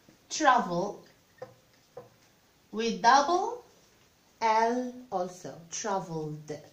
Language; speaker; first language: English; non-native, fluent; Arabic